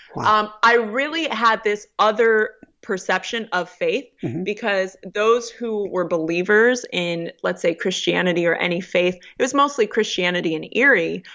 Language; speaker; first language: English; native; English